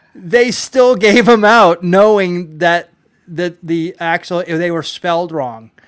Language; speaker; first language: English; native; English